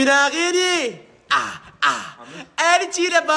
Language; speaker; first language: French; native; French